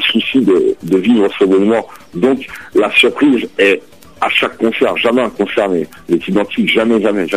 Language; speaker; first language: French; early bilingual, other home language; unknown